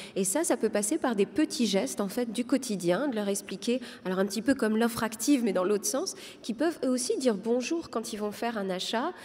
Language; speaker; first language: French; non-native, local second language; Arabic